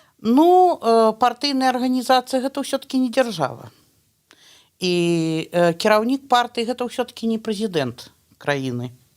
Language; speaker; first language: Belarusian; native; Belarusian